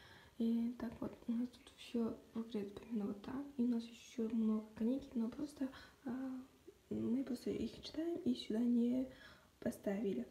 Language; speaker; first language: Russian; non-native, local second language; Kazakh